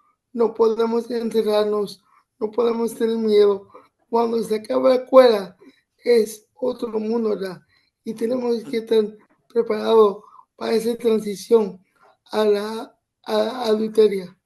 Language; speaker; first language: Spanish; early bilingual, other home language; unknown